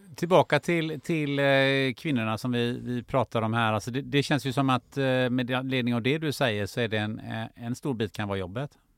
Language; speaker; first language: Swedish; early bilingual, other home language; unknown